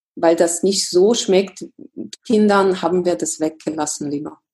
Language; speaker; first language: German; non-native, fluent; Russian